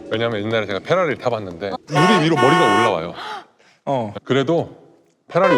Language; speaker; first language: Korean; native; Korean